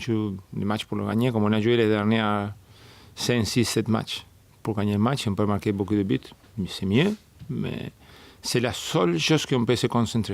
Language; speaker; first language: French; non-native, fluent; Spanish